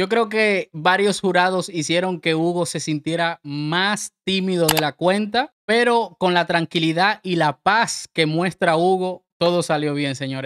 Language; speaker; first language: Spanish; native; Spanish